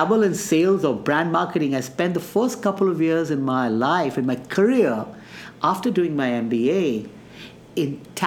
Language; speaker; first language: English; non-native, local second language; Hindi